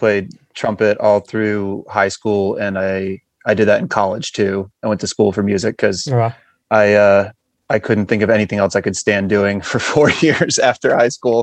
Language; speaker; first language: English; native; English